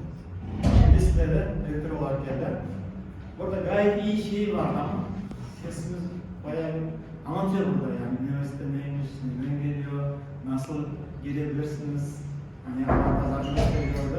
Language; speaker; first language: Turkish; non-native, learner; Kazakh